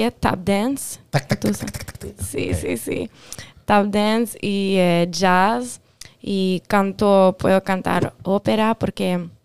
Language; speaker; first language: Spanish; non-native, local second language; French